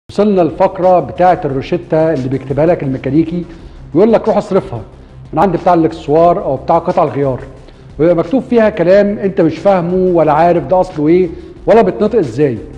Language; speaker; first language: Arabic; native; Arabic